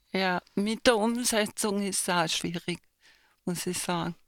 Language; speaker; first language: German; non-native, fluent; Polish